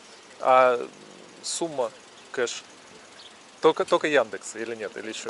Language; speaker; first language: Russian; native; Russian